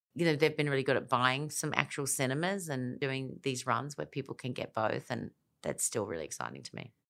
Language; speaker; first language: English; native; English